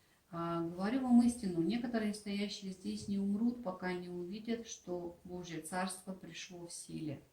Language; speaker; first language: Russian; native; Russian